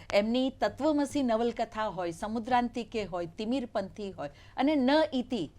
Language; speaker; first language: Gujarati; native; Gujarati